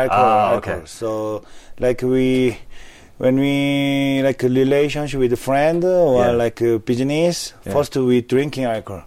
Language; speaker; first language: English; non-native, learner; Korean